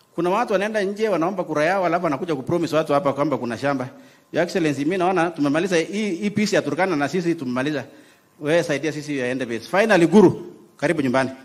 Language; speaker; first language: Swahili; non-native, local second language; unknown